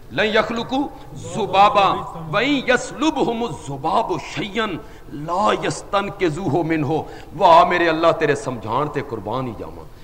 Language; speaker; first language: Urdu; non-native, local second language; Punjabi